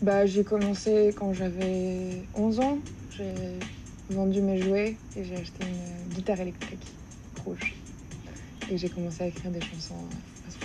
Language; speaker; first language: French; native; French